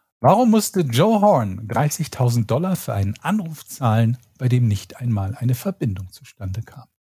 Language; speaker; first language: German; native; German